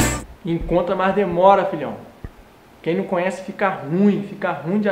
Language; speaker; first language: Portuguese; native; Portuguese